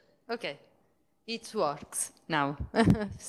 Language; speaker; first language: English; non-native, fluent; Italian